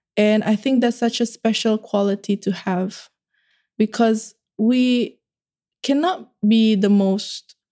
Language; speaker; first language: English; early bilingual, other home language; Indonesian